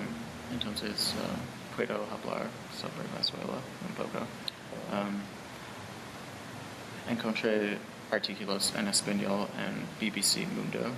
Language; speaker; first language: Spanish; non-native, learner; English